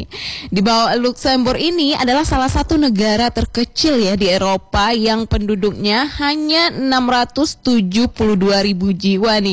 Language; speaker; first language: Indonesian; native; Indonesian